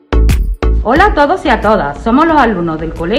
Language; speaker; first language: Spanish; native; Spanish